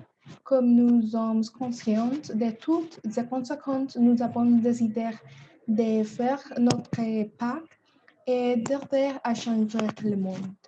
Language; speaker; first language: French; non-native, learner; Spanish